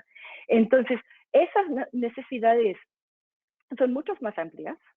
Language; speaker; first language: Spanish; non-native, fluent; English